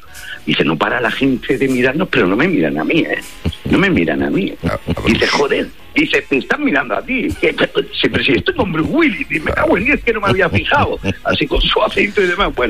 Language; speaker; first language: Spanish; native; Spanish